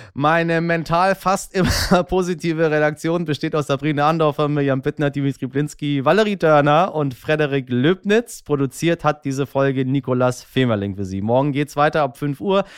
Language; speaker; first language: German; early bilingual, other home language; Persian